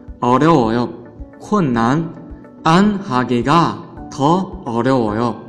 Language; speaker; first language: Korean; non-native, fluent; Chinese